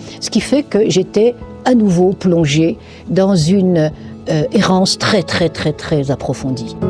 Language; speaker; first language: French; native; French